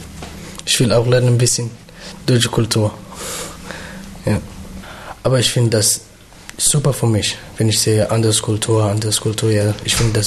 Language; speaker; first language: German; non-native, learner; Somali